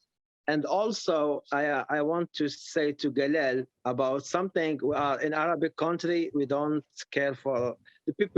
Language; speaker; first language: English; non-native, learner; Arabic